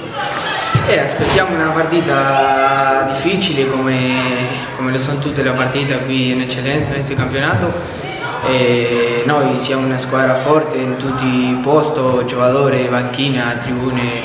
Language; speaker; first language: Italian; non-native, learner; Spanish